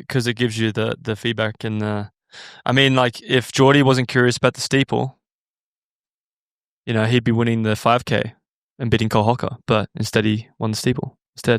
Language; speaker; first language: English; native; English